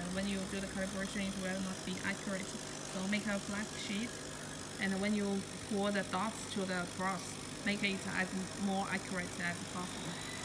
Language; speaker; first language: English; non-native, fluent; Chinese